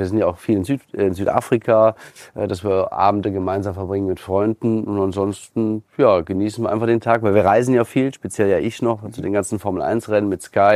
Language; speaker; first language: German; native; German